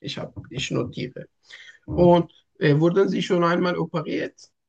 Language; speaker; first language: German; non-native, learner; Turkish